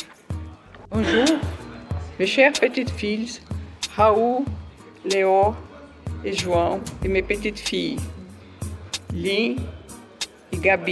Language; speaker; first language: French; non-native, learner; Portuguese